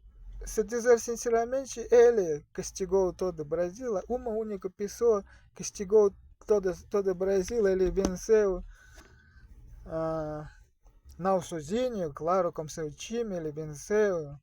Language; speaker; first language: Portuguese; non-native, learner; Russian